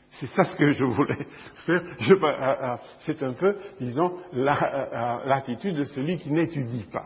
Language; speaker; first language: French; non-native, fluent; Romanian